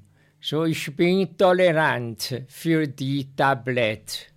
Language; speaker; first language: German; non-native, learner; Chinese